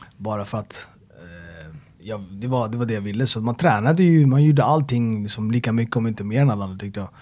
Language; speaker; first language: Swedish; early bilingual, other home language; Amharic